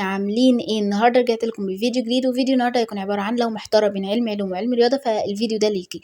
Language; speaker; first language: Arabic; native; Arabic